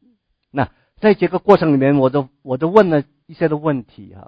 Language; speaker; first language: Chinese; native; Chinese